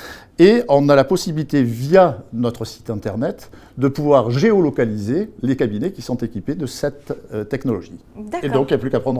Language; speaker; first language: French; native; French